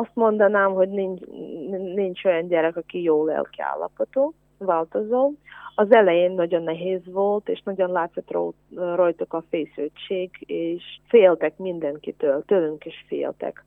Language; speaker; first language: Hungarian; non-native, fluent; Ukrainian